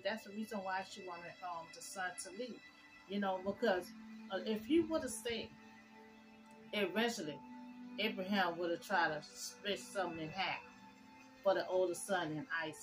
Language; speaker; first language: English; native; English